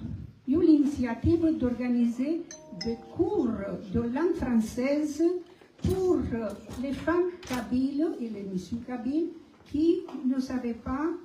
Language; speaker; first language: French; non-native, fluent; Romanian